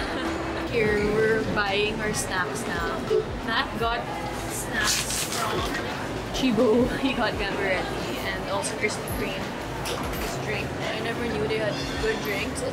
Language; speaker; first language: English; non-native, local second language; Filipino